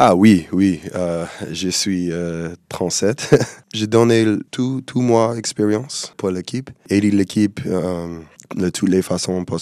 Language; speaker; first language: French; non-native, learner; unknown